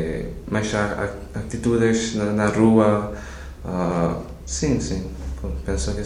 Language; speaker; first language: Portuguese; non-native, learner; Spanish